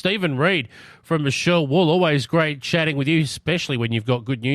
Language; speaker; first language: English; native; English